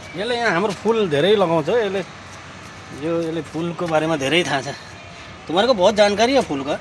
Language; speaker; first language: Nepali; native; Nepali